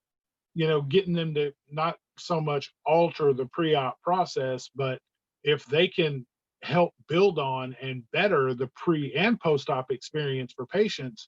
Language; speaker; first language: English; native; English